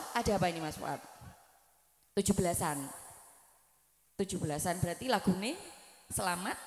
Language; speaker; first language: Indonesian; non-native, local second language; Javanese